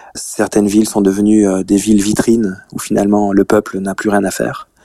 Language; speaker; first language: French; native; French